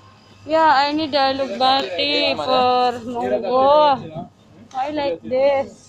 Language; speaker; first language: English; non-native, local second language; Filipino